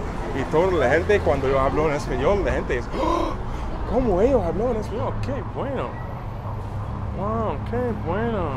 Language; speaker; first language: Spanish; non-native, learner; English